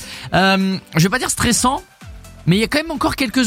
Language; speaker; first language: French; native; French